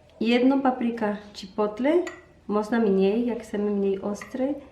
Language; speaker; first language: Polish; non-native, learner; Spanish